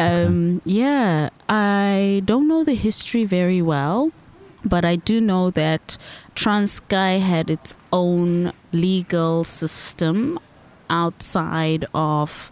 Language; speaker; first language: English; non-native, local second language; Xhosa